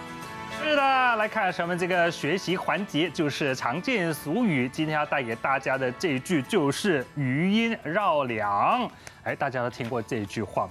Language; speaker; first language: Chinese; native; Chinese